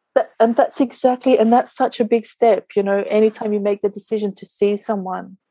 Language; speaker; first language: English; native; English